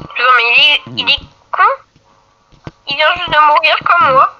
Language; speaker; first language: French; native; French